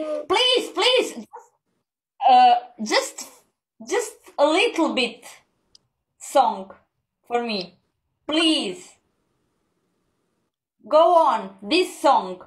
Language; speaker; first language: English; non-native, learner; Croatian